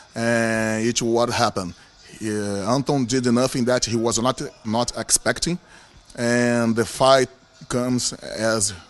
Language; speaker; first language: English; non-native, fluent; Portuguese